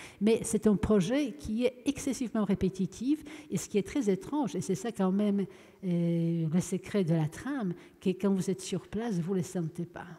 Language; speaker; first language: French; non-native, fluent; Polish